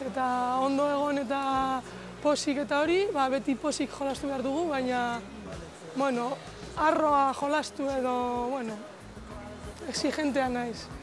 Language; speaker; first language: Basque; non-native, local second language; Spanish